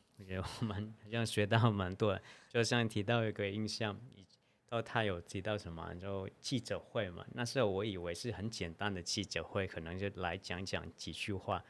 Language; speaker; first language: Chinese; non-native, fluent; Vietnamese